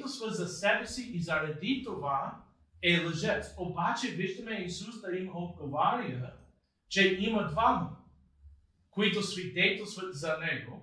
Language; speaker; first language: Bulgarian; non-native, fluent; English